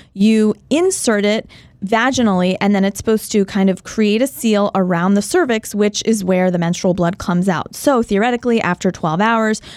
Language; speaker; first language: English; early bilingual, other home language; Hindi